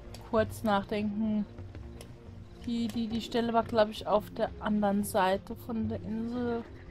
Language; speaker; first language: German; native; German